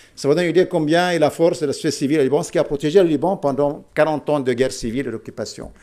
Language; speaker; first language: French; non-native, local second language; Arabic